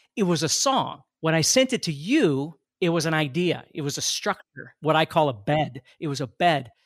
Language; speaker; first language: English; native; English